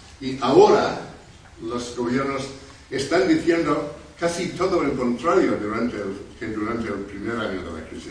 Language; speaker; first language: Spanish; non-native, fluent; English